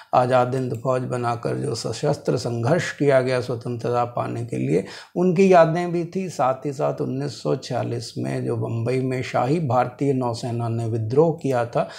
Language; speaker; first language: Hindi; native; Hindi